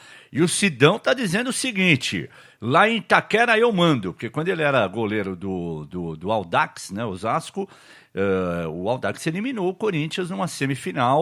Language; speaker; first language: Portuguese; native; Portuguese